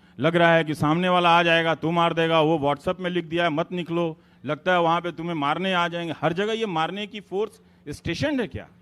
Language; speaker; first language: Hindi; native; Hindi